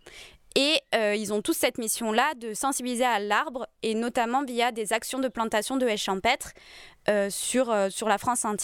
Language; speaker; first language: French; native; French